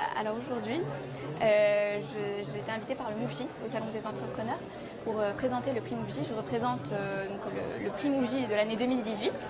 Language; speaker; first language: French; non-native, local second language; Arabic